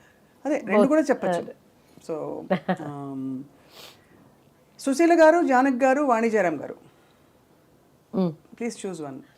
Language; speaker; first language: Telugu; native; Telugu